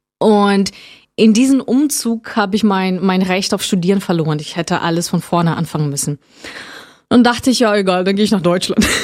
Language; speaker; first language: German; non-native, fluent; Portuguese